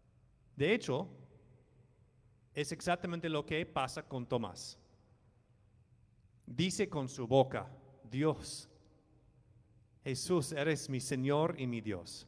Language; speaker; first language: Spanish; non-native, fluent; English